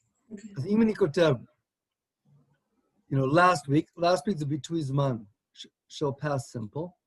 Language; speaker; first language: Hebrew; non-native, fluent; English